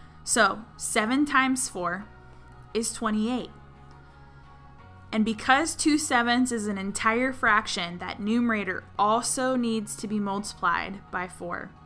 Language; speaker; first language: English; native; English